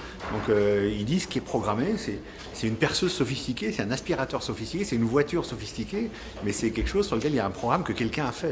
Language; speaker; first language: French; native; French